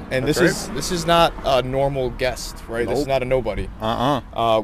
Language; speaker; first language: English; native; English